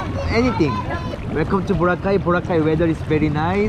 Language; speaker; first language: English; non-native, learner; Korean